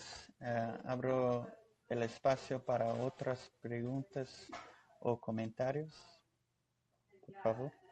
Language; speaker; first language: Spanish; non-native, fluent; Portuguese